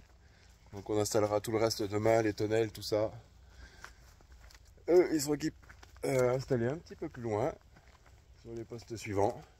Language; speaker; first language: French; native; French